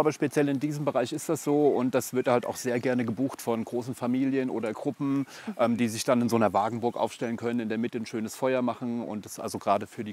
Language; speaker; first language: German; native; German